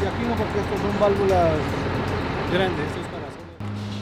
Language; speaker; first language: Spanish; native; Spanish